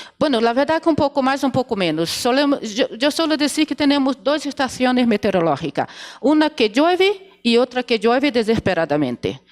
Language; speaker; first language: Spanish; non-native, fluent; Portuguese